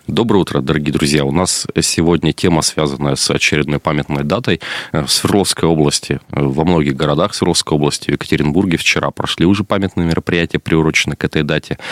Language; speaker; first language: Russian; native; Russian